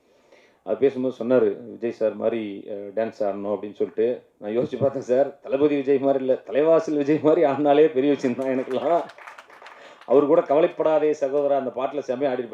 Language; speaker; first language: Tamil; native; Tamil